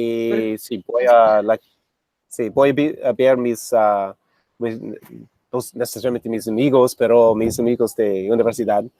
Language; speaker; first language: Spanish; non-native, fluent; English